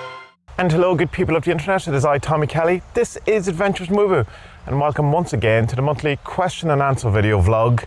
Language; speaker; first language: English; native; English